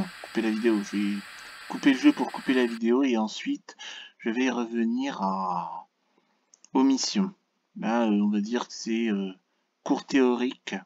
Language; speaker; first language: French; native; French